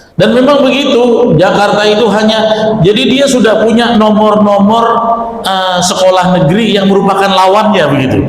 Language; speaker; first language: Indonesian; native; Indonesian